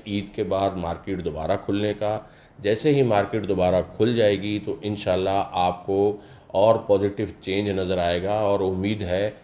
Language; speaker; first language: Urdu; native; Urdu